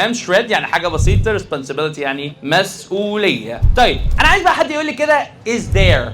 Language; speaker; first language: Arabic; native; Arabic